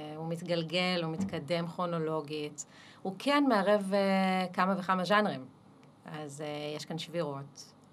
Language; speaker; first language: Hebrew; early bilingual, other home language; Russian